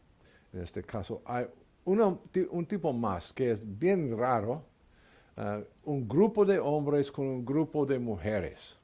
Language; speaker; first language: Spanish; non-native, learner; English